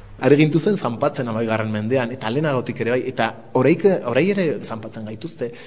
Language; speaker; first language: Basque; non-native, local second language; Spanish